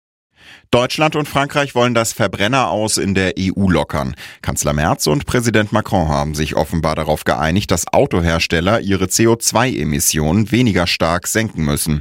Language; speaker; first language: German; native; German